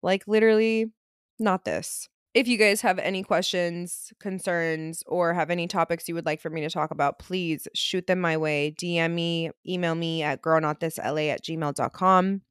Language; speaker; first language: English; early bilingual, other home language; Spanish